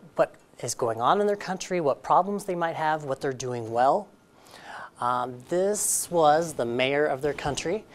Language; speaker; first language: English; native; English